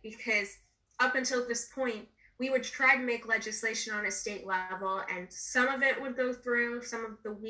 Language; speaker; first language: English; native; English